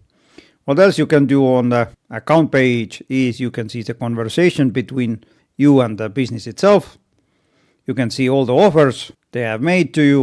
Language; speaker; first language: English; non-native, fluent; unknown